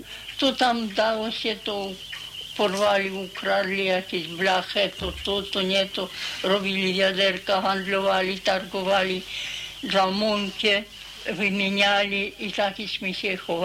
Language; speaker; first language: Polish; early bilingual, heritage; Polish